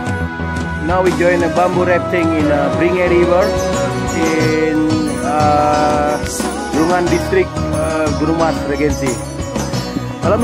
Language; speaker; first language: English; non-native, learner; Indonesian